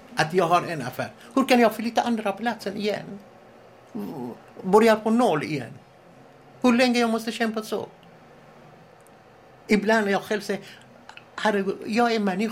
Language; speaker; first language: Swedish; non-native, fluent; Persian